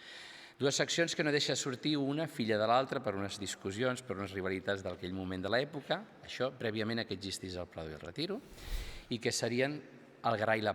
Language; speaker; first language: Catalan; native; Catalan